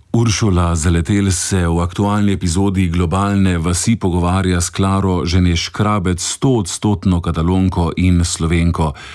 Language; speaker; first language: Slovenian; native; Slovenian